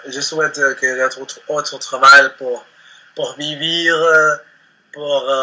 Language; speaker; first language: French; non-native, learner; Spanish